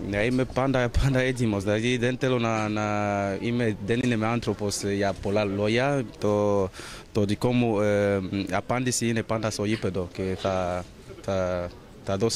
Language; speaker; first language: Greek; non-native, fluent; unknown